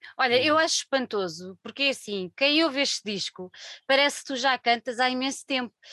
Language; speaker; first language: Portuguese; native; Portuguese